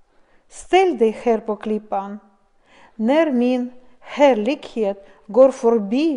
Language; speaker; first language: Swedish; non-native, fluent; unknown